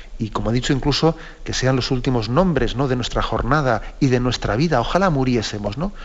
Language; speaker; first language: Spanish; native; Spanish